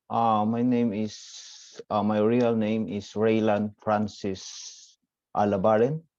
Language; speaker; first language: English; non-native, learner; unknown